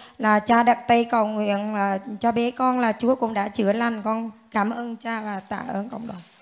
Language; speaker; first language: Vietnamese; native; Vietnamese